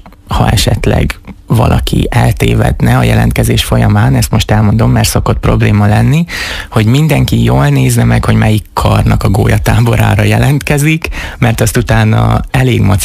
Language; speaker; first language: Hungarian; native; Hungarian